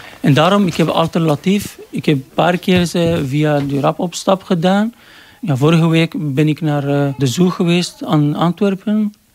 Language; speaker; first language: Dutch; non-native, learner; Arabic